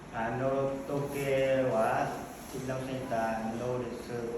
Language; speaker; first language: Japanese; non-native, learner; Vietnamese